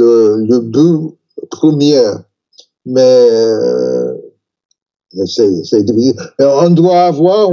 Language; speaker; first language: French; non-native, learner; English